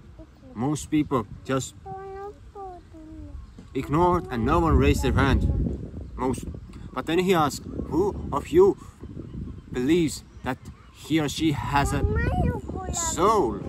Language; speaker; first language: English; non-native, fluent; Estonian